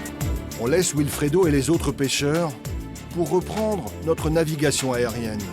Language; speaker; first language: French; native; French